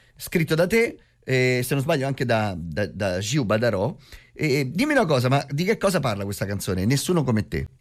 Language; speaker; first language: Italian; native; Italian